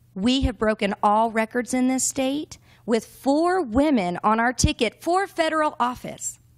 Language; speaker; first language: English; native; English